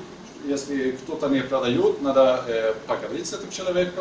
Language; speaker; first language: Russian; non-native, learner; Swedish